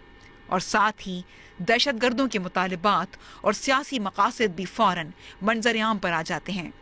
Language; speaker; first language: Urdu; native; Urdu